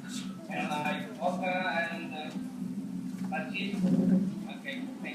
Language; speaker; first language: English; non-native, fluent; Spanish